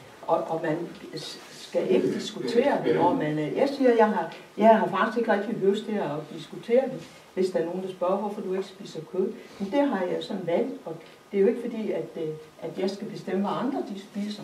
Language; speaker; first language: Danish; native; Danish